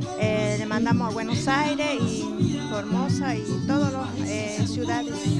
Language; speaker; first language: Spanish; non-native, local second language; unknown